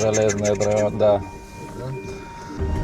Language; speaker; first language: Russian; non-native, learner; Lithuanian